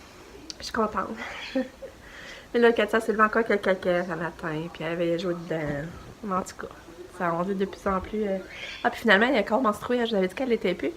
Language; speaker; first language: French; native; French